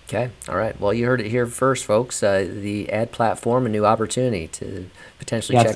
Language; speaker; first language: English; native; English